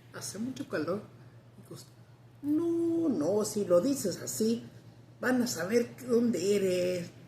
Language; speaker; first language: Spanish; early bilingual, heritage; Spanish